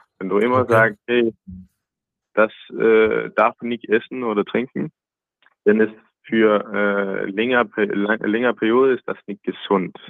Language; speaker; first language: German; non-native, learner; Danish